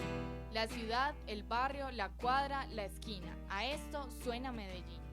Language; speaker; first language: Spanish; native; Spanish